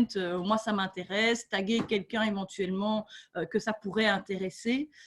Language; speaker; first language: French; native; French